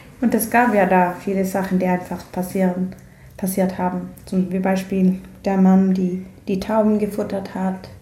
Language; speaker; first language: German; non-native, fluent; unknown